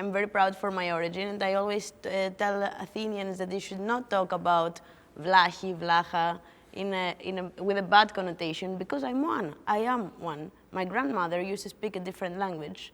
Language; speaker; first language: English; non-native, fluent; Greek